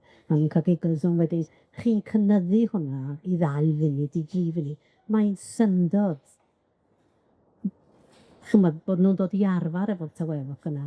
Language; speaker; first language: Welsh; native; Welsh